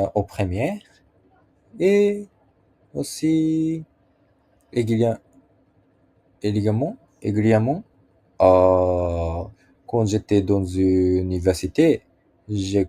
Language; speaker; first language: French; non-native, learner; Japanese